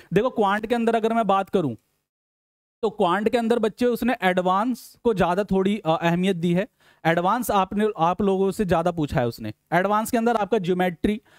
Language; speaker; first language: Hindi; native; Hindi